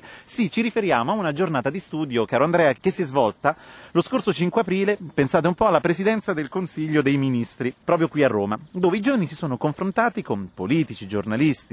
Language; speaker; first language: Italian; native; Italian